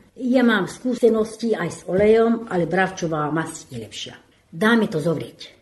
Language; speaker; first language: Slovak; non-native, local second language; Hungarian